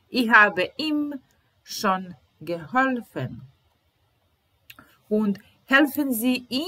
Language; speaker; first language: German; non-native, fluent; Serbian